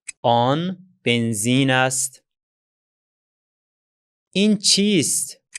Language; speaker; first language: Persian; non-native, fluent; Azerbaijani